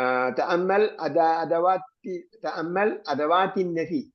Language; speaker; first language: Arabic; non-native, fluent; Malayalam